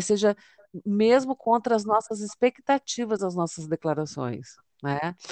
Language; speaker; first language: Portuguese; native; Portuguese